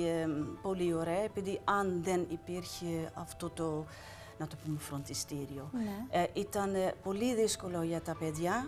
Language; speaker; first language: Greek; non-native, fluent; Dutch